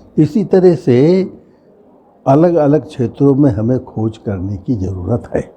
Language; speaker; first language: Hindi; native; Hindi